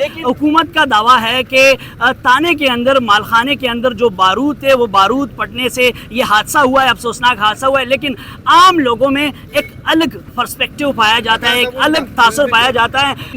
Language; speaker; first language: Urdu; non-native, local second language; Pashto